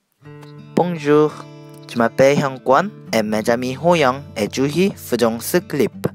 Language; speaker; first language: French; non-native, learner; Korean